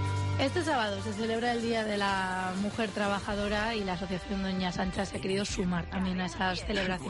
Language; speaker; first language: Spanish; native; Spanish